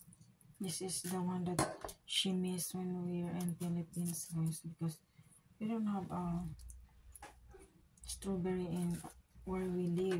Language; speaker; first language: English; non-native, local second language; Filipino